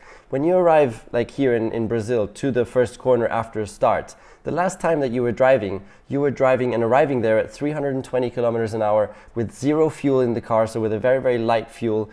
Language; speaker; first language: English; non-native, fluent; German